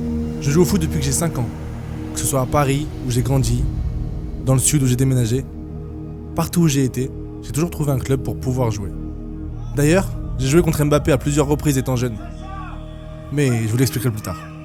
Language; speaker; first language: French; native; French